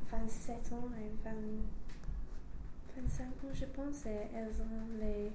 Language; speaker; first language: French; non-native, learner; English